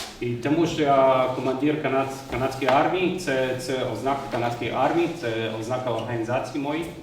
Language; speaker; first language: Ukrainian; early bilingual, heritage; English